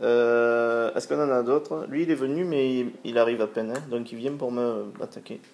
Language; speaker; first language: French; native; French